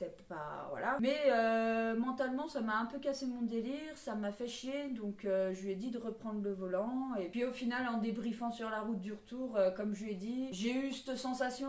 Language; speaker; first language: French; native; French